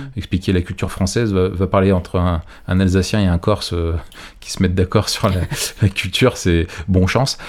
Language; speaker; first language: French; native; French